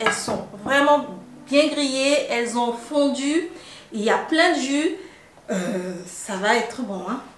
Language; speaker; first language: French; native; French